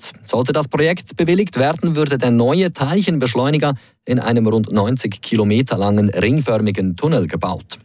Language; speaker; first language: German; native; German